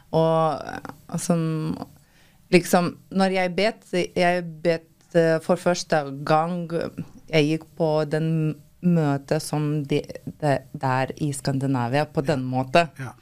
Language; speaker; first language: Norwegian; non-native, fluent; Lithuanian